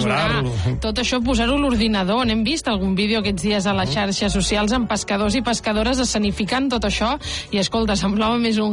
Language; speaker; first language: Catalan; native; Catalan